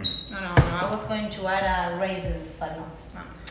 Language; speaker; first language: English; non-native, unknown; Spanish